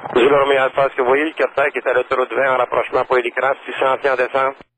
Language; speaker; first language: French; native; French